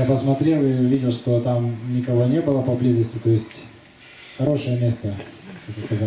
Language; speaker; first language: Russian; native; Russian